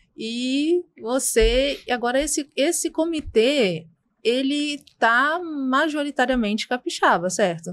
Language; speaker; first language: Portuguese; native; Portuguese